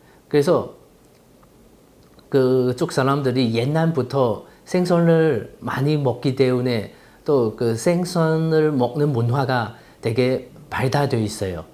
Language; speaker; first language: Korean; non-native, fluent; Chinese